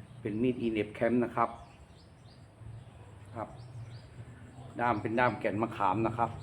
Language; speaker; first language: Thai; native; Thai